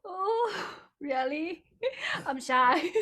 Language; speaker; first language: English; non-native, learner; Chinese